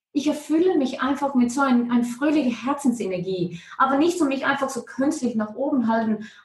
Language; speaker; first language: German; non-native, fluent; Danish